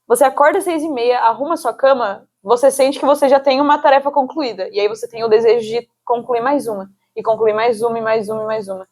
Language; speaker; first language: Portuguese; native; Portuguese